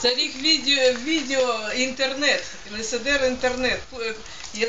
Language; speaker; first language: Hebrew; non-native, learner; Russian